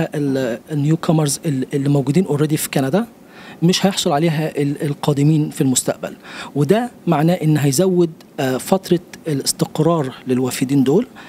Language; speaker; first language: Arabic; native; Arabic